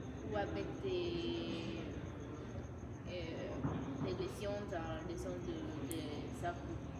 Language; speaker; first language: French; non-native, learner; Spanish